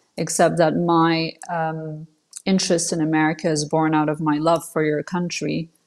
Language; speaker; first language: English; non-native, fluent; French